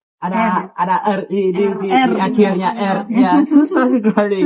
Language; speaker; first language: Indonesian; non-native, learner; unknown